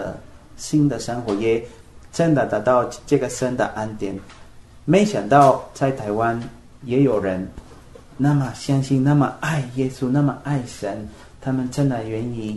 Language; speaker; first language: Chinese; non-native, fluent; Spanish